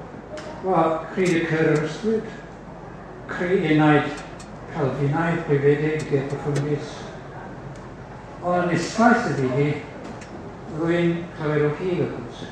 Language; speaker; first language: Welsh; native; Welsh